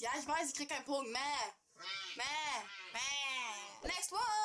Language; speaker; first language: German; native; German